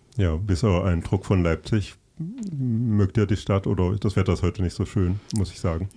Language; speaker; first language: German; native; German